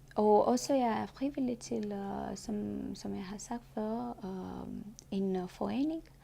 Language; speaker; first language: Danish; non-native, learner; Romanian